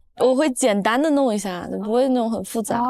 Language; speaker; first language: Chinese; non-native, local second language; Tibetan